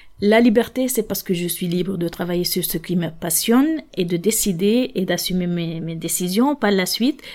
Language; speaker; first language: French; non-native, local second language; Arabic